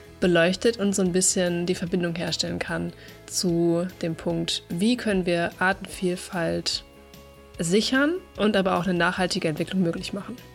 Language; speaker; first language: German; native; German